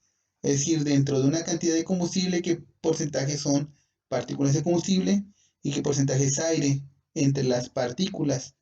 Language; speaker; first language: Spanish; native; Spanish